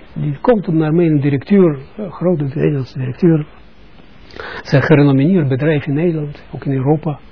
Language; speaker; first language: Dutch; non-native, fluent; Russian